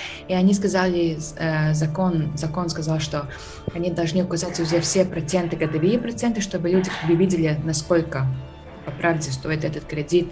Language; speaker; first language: Russian; non-native, fluent; Latvian